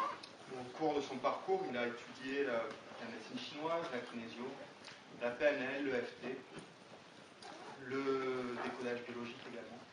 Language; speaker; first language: French; native; French